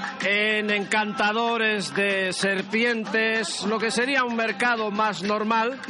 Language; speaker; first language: Spanish; native; Spanish